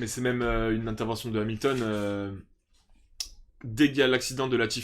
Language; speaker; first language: French; native; French